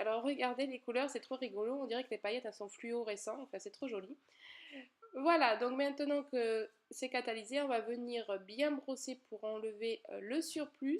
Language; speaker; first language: French; native; French